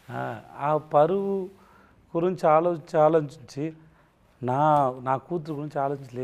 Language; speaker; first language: Telugu; non-native, learner; Tamil